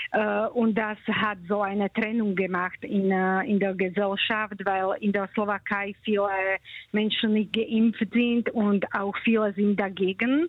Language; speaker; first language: German; non-native, fluent; Slovak